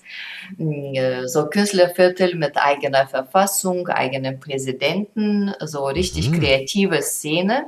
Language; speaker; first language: German; non-native, fluent; Lithuanian